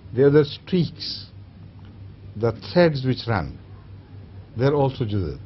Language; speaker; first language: English; non-native, local second language; Urdu